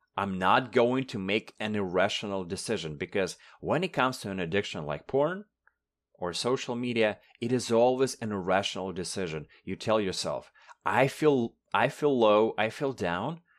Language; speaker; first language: English; non-native, fluent; Russian